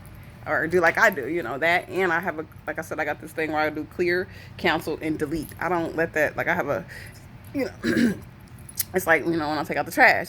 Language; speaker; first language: English; native; English